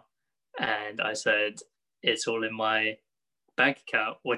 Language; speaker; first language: English; native; English